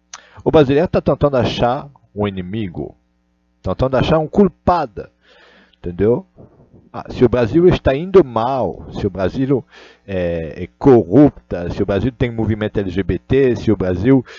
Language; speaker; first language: Portuguese; non-native, learner; Russian